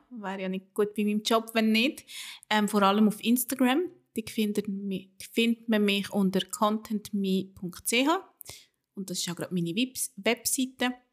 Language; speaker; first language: German; early bilingual, other home language; Spanish